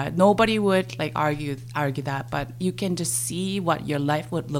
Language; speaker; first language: English; non-native, fluent; Korean